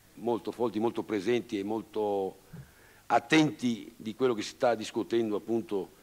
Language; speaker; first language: Italian; native; Italian